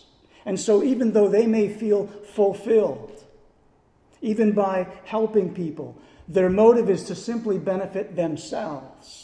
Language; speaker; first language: English; native; English